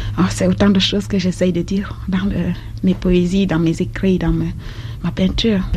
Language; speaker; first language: French; non-native, local second language; Basaa